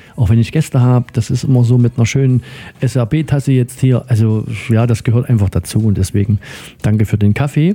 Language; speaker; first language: German; native; German